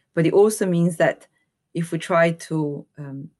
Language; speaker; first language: English; non-native, fluent; Italian